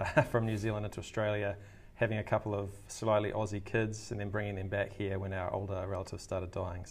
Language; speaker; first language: English; native; English